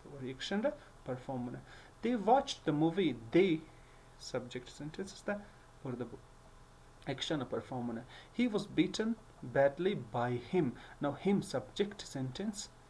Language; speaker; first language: English; non-native, learner; Hazaragi